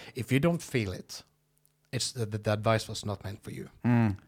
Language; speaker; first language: English; non-native, fluent; Norwegian